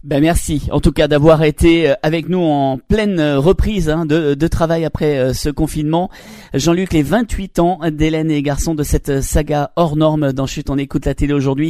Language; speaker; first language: French; native; French